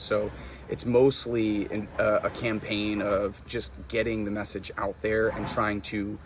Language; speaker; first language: English; native; English